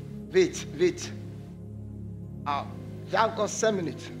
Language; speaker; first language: French; non-native, local second language; Fon